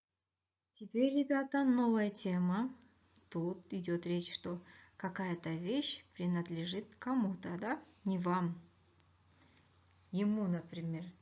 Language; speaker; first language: Russian; non-native, local second language; Kyrgyz